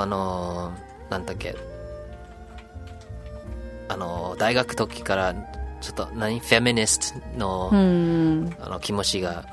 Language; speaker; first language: Japanese; non-native, learner; English